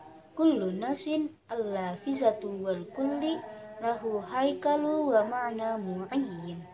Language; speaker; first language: Arabic; non-native, learner; Indonesian